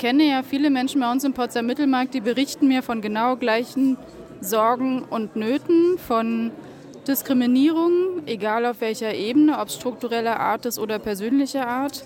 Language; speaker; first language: German; native; German